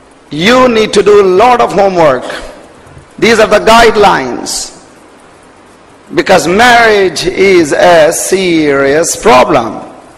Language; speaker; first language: English; non-native, local second language; Urdu